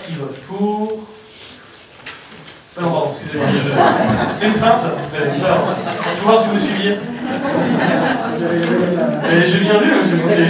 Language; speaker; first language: French; native; French